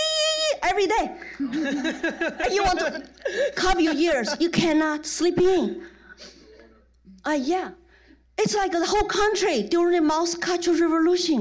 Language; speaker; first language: English; non-native, fluent; Chinese